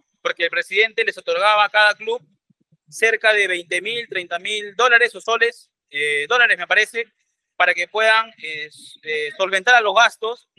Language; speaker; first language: Spanish; native; Spanish